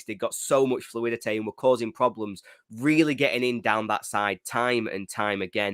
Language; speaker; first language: English; native; English